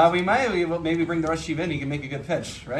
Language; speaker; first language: English; native; English